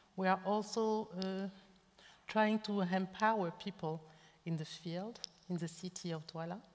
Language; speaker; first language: English; non-native, local second language; French